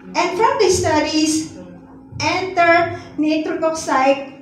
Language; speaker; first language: English; non-native, local second language; Filipino